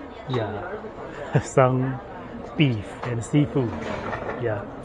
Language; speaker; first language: English; non-native, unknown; Chinese